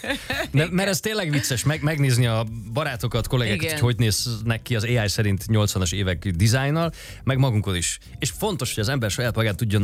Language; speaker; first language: Hungarian; native; Hungarian